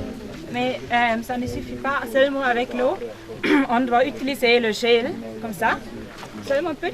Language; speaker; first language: French; non-native, learner; German